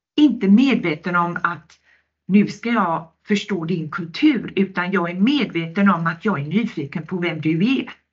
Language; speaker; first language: Swedish; non-native, local second language; Finnish